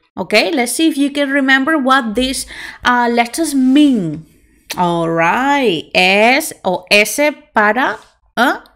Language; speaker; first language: English; non-native, fluent; Spanish